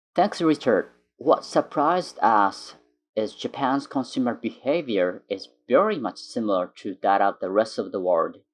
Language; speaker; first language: English; non-native, fluent; Japanese